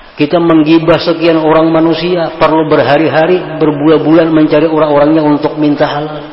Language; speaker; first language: Indonesian; non-native, local second language; Banjar